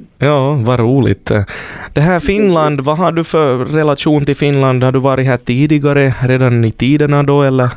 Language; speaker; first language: Swedish; native; Swedish